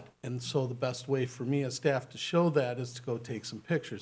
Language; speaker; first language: English; native; English